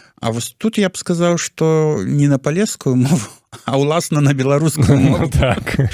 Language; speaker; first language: Belarusian; native; Belarusian